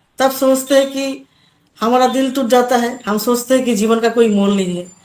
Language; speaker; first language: Hindi; non-native, local second language; Assamese